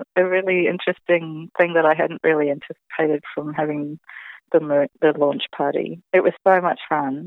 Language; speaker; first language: English; native; English